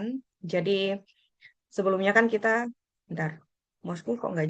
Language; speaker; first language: Indonesian; native; Indonesian